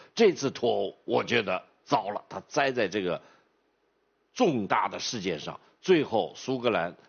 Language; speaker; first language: Chinese; native; Chinese